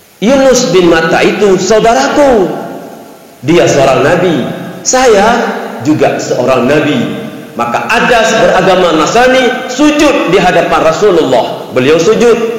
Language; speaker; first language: Malay; non-native, local second language; Achinese